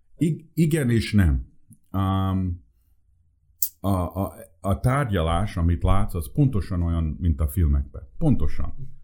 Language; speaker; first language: Hungarian; early bilingual, heritage; Hungarian